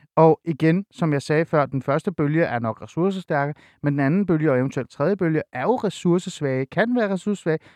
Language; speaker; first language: Danish; early bilingual, other home language; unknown